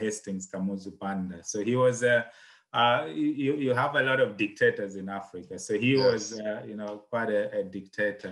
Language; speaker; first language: English; non-native, local second language; Nyanja